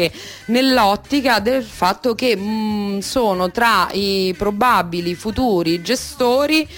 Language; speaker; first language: Italian; native; Italian